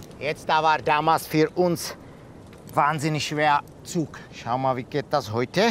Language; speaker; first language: German; non-native, learner; Czech